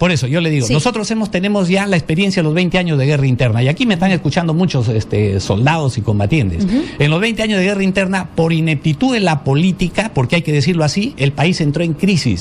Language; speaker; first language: Spanish; native; Spanish